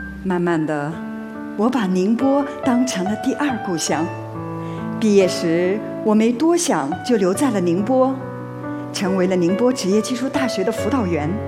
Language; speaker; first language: Chinese; non-native, local second language; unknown